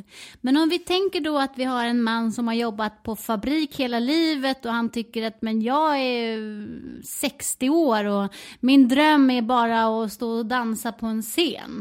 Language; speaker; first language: Swedish; native; Swedish